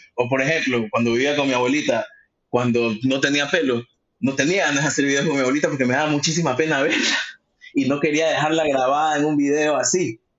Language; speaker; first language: Spanish; early bilingual, heritage; Spanish